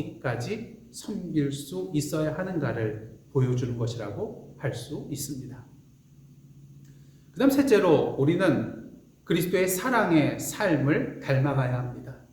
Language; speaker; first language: Korean; native; Korean